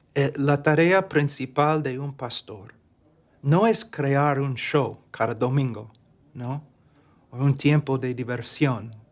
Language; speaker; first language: Spanish; non-native, fluent; English